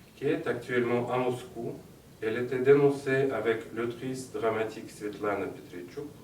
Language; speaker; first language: French; non-native, fluent; Russian